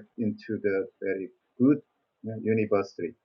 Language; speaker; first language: English; non-native, learner; Korean